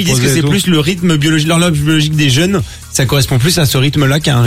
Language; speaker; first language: French; native; French